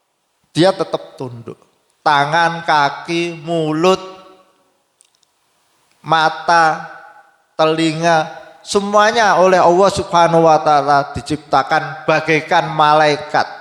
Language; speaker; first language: Indonesian; native; Indonesian